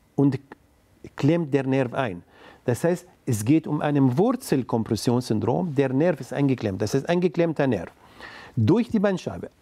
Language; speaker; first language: German; non-native, fluent; Arabic